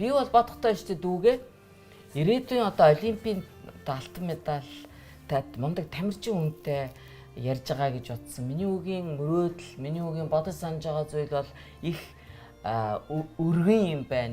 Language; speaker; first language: Mongolian; native; Mongolian